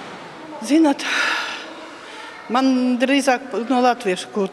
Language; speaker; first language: Latvian; non-native, local second language; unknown